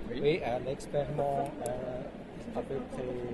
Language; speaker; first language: French; non-native, fluent; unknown